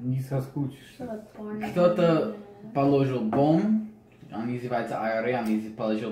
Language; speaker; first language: Russian; non-native, learner; English